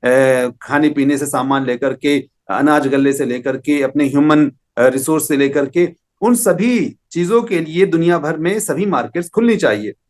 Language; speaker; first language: Hindi; native; Hindi